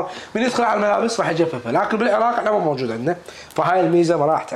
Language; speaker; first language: Arabic; native; Arabic